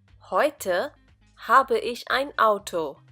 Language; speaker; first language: German; non-native, fluent; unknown